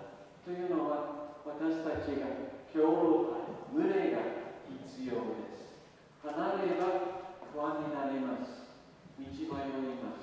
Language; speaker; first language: Japanese; non-native, learner; English